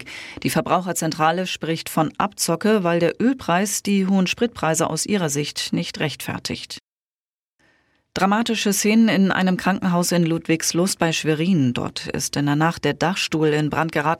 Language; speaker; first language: German; native; German